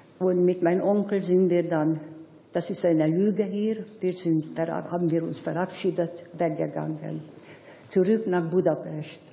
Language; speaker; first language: German; non-native, fluent; Hungarian